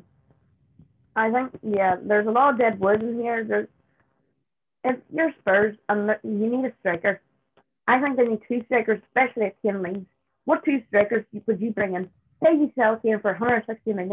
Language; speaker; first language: English; native; English